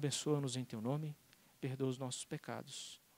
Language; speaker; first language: Portuguese; native; Portuguese